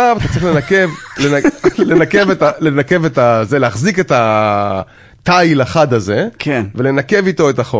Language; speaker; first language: Hebrew; native; Hebrew